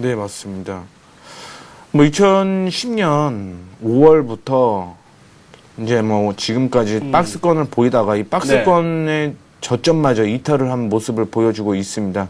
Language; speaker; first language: Korean; native; Korean